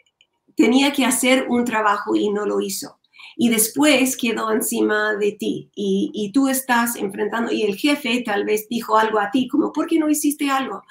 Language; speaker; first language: Spanish; non-native, learner; English